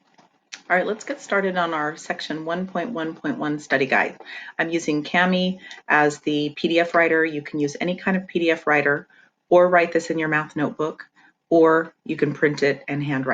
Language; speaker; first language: English; native; English